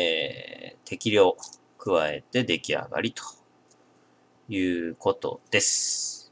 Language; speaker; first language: Japanese; native; Japanese